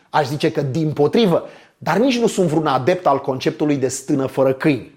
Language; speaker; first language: Romanian; native; Romanian